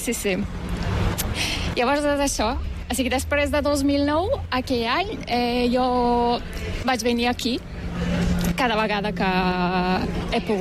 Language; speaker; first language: Catalan; non-native, fluent; Turkish